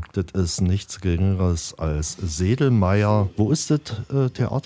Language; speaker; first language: German; native; German